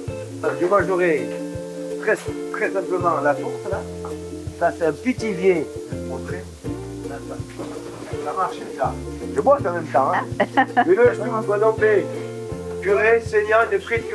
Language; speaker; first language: French; native; French